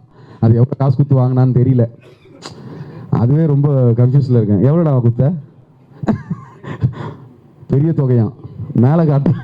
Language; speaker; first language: Tamil; native; Tamil